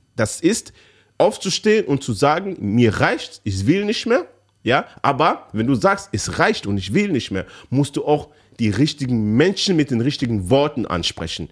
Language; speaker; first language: German; early bilingual, other home language; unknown